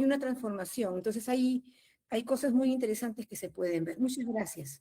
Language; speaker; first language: Spanish; native; Spanish